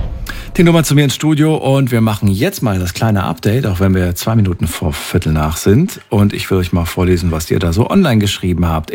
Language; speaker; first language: German; native; German